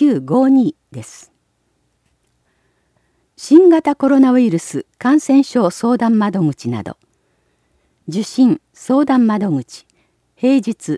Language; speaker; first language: Japanese; native; Japanese